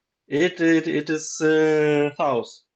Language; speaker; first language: English; non-native, learner; Ukrainian